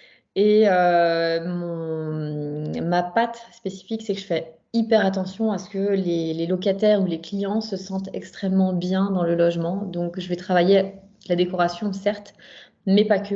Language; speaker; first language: French; native; French